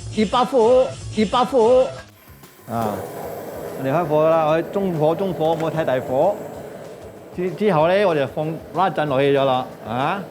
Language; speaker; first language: Cantonese; non-native, local second language; Min Nan Chinese